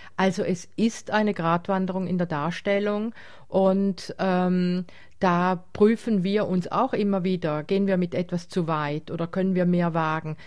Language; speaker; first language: German; native; German